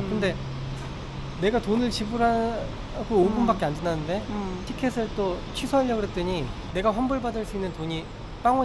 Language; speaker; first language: Korean; native; Korean